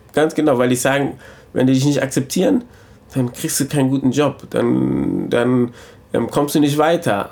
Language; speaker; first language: German; early bilingual, other home language; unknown